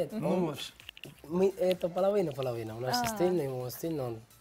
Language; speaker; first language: Russian; non-native, learner; Spanish